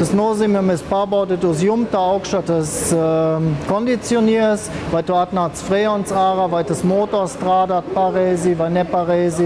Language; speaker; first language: Latvian; non-native, learner; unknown